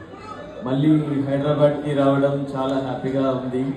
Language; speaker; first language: Telugu; non-native, learner; Tamil